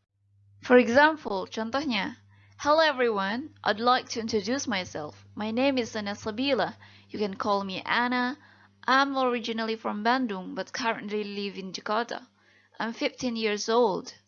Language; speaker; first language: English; non-native, fluent; Indonesian